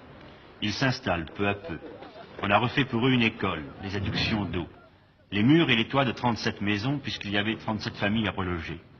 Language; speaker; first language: French; native; French